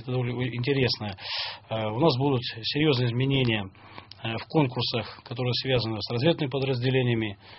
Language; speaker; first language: Russian; native; Russian